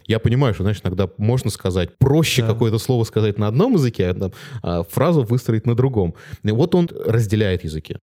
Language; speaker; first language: Russian; native; Russian